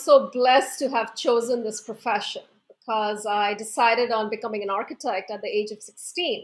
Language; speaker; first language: English; non-native, local second language; Hindi